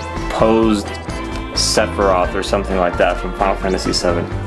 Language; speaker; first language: English; native; English